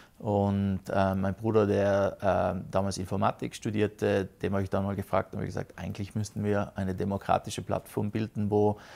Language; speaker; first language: German; native; German